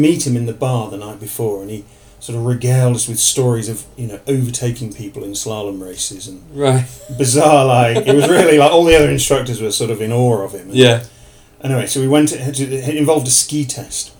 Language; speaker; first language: English; native; English